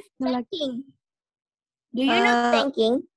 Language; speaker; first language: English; non-native, learner; Indonesian